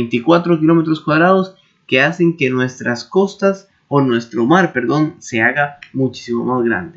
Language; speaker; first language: Spanish; native; Spanish